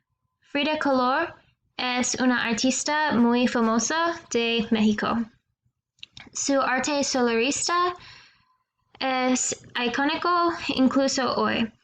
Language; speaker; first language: Spanish; non-native, learner; English